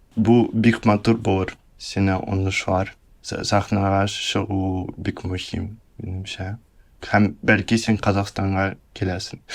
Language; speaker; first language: Tatar; early bilingual, heritage; Russian